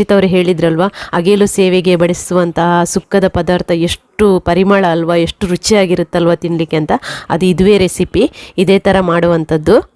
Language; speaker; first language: Kannada; non-native, local second language; Tulu